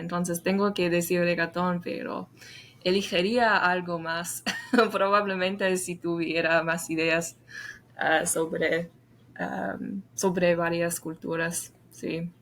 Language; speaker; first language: Spanish; non-native, fluent; English